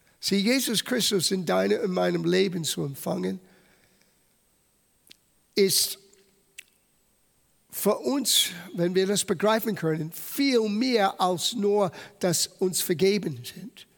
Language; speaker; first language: German; non-native, fluent; English